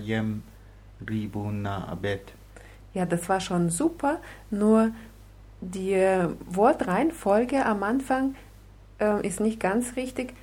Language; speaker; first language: German; non-native, fluent; Russian